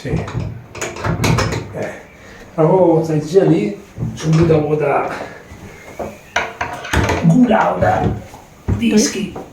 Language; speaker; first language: Chinese; non-native, fluent; Italian